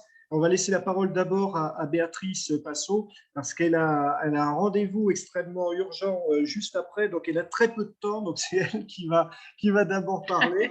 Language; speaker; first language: French; native; French